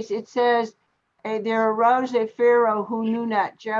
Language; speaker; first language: English; native; English